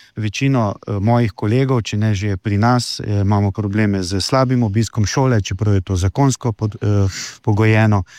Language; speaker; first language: Slovenian; native; Slovenian